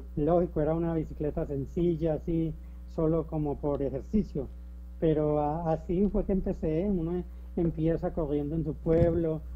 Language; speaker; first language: Spanish; native; Spanish